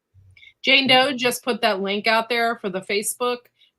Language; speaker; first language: English; native; English